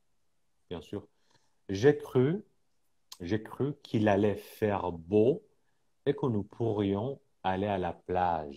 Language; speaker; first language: French; non-native, fluent; Persian